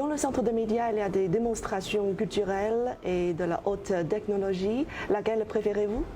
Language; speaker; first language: French; non-native, fluent; Chinese